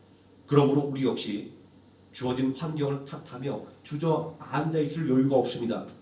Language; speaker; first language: Korean; native; Korean